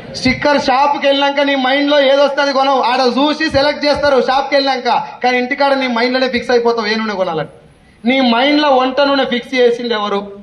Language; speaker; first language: Telugu; native; Telugu